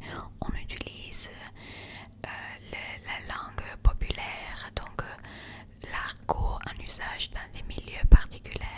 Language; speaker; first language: French; non-native, learner; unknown